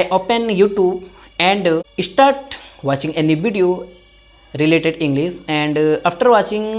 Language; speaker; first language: English; non-native, learner; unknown